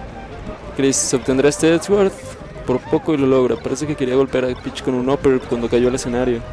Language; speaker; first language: Spanish; native; Spanish